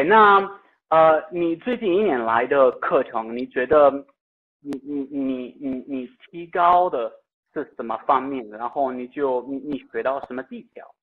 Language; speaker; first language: Chinese; non-native, fluent; Italian